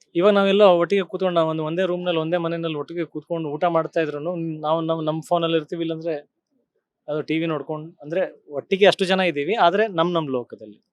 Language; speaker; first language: Kannada; native; Kannada